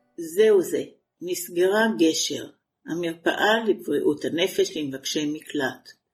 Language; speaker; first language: Hebrew; native; Hebrew